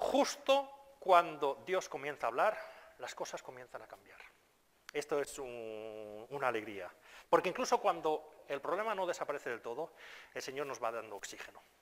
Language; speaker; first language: Spanish; non-native, fluent; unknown